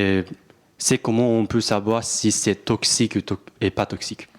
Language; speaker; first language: French; non-native, fluent; Japanese